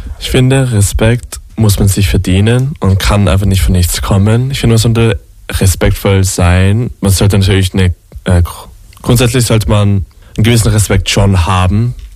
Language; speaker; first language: German; native; German